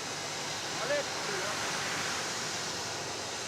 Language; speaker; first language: French; native; French